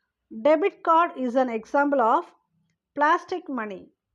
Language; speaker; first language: English; non-native, local second language; Tamil